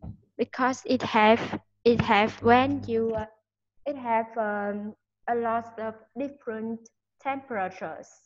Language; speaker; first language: English; non-native, learner; Vietnamese